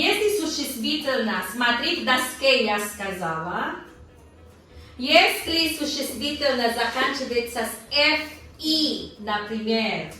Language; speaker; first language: Russian; non-native, learner; Filipino